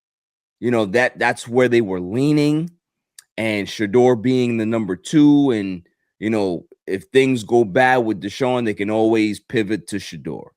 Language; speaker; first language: English; native; English